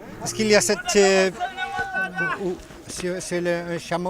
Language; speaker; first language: French; non-native, learner; English